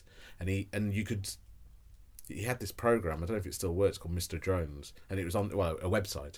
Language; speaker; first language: English; native; English